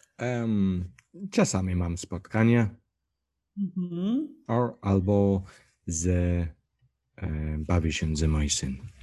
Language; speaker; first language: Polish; non-native, learner; English